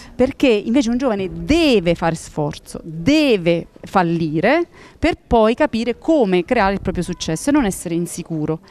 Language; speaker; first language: Italian; native; Italian